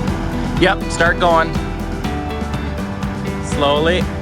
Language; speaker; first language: English; native; English